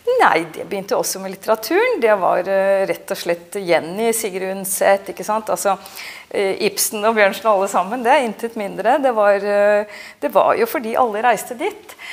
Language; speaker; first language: Norwegian; native; Norwegian